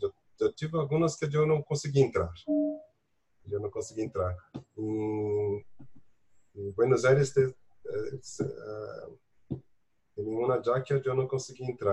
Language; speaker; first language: Spanish; non-native, learner; Portuguese